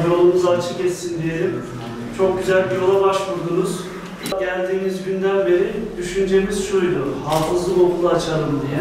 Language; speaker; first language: Turkish; native; Turkish